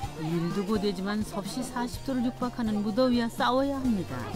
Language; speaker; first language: Korean; native; Korean